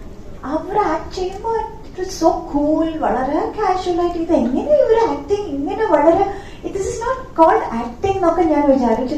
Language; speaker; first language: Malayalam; non-native, fluent; Tamil